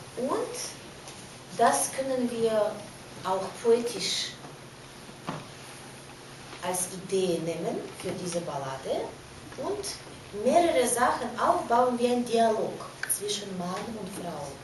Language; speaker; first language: German; non-native, fluent; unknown